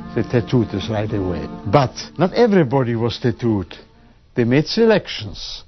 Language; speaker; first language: English; non-native, fluent; Polish